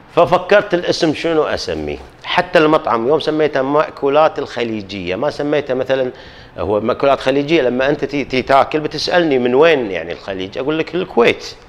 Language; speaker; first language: Arabic; native; Arabic